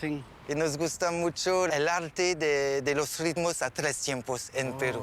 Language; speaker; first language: Spanish; non-native, learner; French